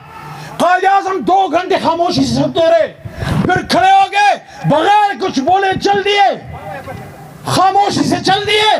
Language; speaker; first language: Urdu; native; Urdu